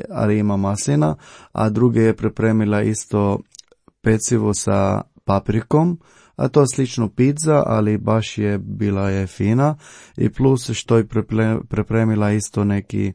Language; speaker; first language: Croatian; non-native, learner; Arabic